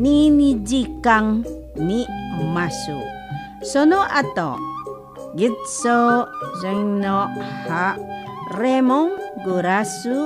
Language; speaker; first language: Japanese; non-native, fluent; Indonesian